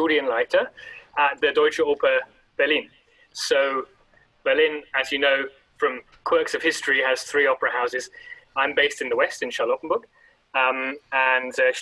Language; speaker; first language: English; native; English